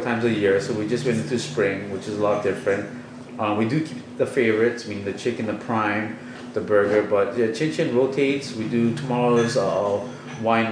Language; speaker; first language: English; native; English